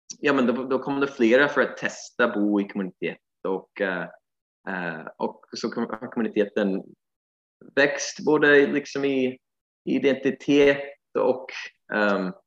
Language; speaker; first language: Swedish; non-native, fluent; English